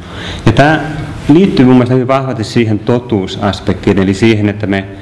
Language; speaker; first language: Finnish; native; Finnish